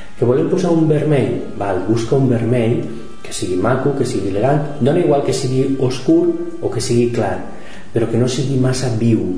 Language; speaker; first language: Catalan; non-native, local second language; Spanish